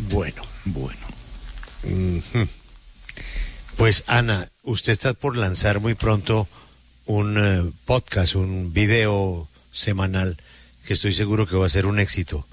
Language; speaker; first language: Spanish; native; Spanish